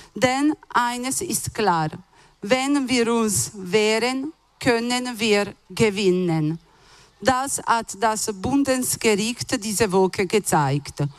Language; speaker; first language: German; non-native, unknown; Italian